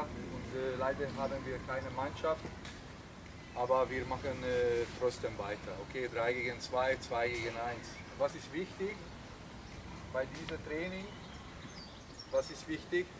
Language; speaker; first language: German; non-native, learner; Hungarian